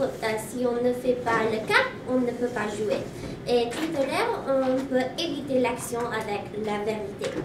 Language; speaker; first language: French; non-native, learner; English